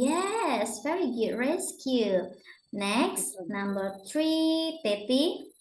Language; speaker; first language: English; non-native, learner; Indonesian